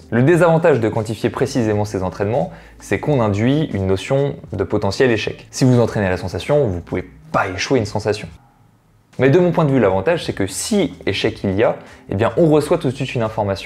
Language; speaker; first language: French; native; French